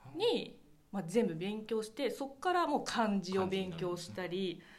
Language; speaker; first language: Japanese; non-native, fluent; Chinese